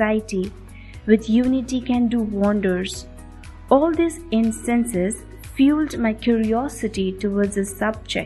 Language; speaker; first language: English; non-native, local second language; Nepali